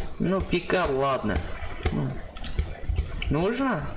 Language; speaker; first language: Russian; non-native, learner; Armenian